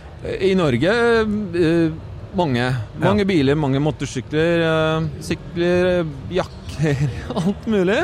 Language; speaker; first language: Norwegian; non-native, fluent; Polish